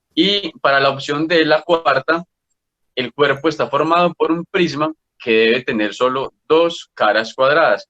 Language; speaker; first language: Spanish; native; Spanish